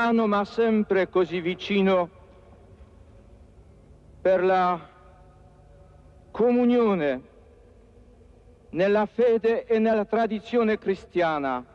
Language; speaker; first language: Italian; non-native, fluent; Polish